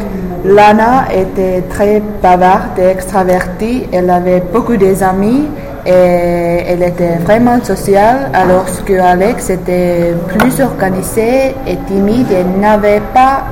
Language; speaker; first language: French; non-native, fluent; English